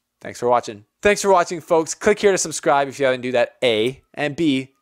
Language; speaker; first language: English; native; English